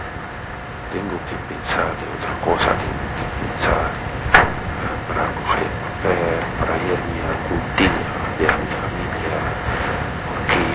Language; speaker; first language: Spanish; non-native, learner; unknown